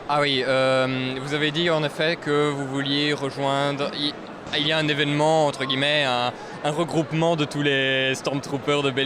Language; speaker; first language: French; native; French